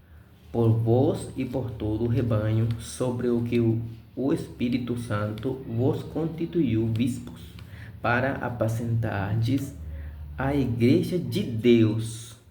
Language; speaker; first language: Portuguese; non-native, fluent; Spanish